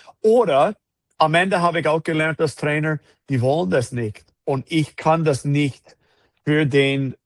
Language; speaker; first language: German; non-native, fluent; English